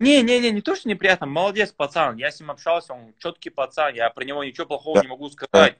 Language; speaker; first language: Russian; native; Russian